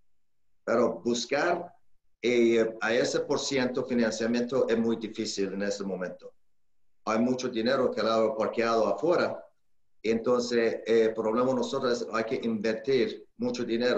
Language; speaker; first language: Spanish; non-native, learner; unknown